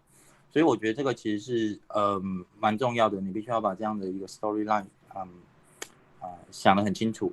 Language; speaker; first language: Chinese; native; Chinese